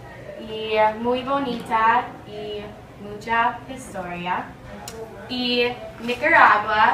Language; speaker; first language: Spanish; non-native, learner; English